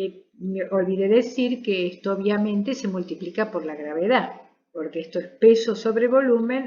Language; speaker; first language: Spanish; native; Spanish